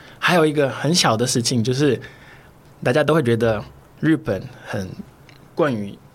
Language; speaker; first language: Chinese; non-native, fluent; Portuguese